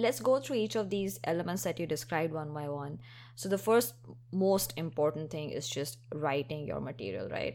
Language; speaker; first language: English; non-native, local second language; Hindi